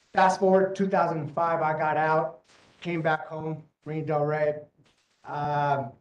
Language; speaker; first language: English; native; English